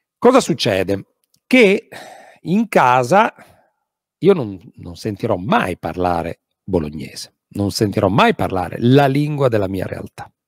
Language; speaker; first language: Italian; native; Italian